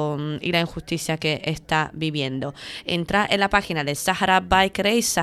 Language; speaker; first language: Spanish; native; Spanish